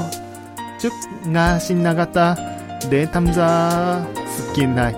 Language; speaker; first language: Vietnamese; non-native, learner; Japanese